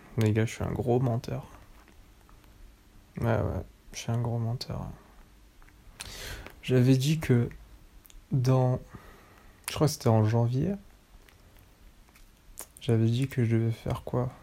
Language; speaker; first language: French; native; French